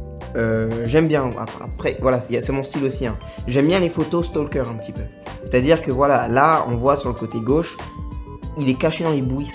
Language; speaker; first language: French; native; French